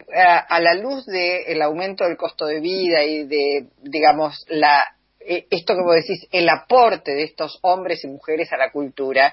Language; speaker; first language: Spanish; native; Spanish